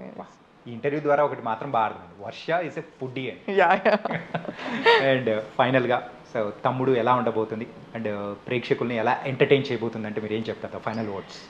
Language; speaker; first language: Telugu; native; Telugu